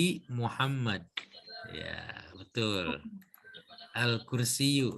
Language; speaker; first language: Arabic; non-native, fluent; Indonesian